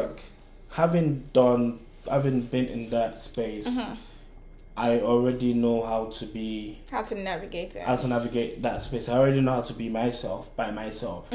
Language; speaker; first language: English; non-native, local second language; Yoruba